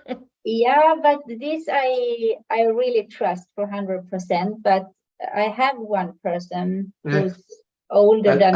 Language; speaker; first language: English; non-native, fluent; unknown